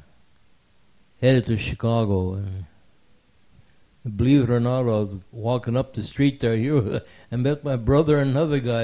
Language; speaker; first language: English; early bilingual, other home language; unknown